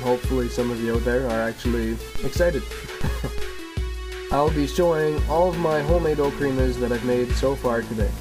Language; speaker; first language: English; native; English